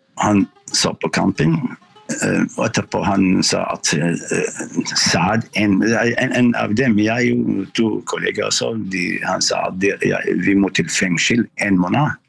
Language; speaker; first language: Norwegian; non-native, fluent; Arabic